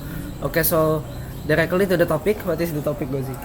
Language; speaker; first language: English; non-native, learner; Indonesian